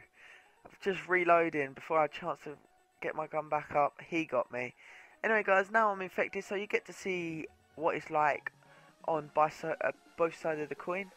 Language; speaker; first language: English; native; English